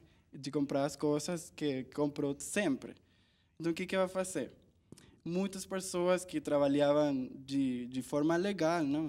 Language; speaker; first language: Portuguese; non-native, learner; Spanish